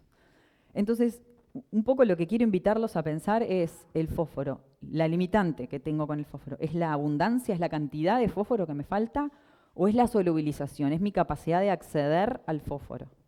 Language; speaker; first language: Spanish; native; Spanish